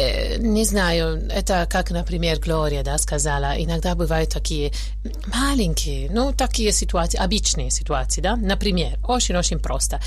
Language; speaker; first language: Russian; non-native, learner; Italian